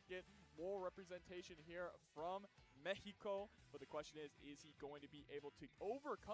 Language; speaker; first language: English; native; English